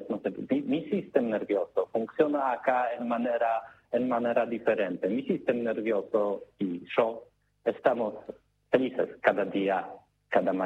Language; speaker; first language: Spanish; non-native, learner; Polish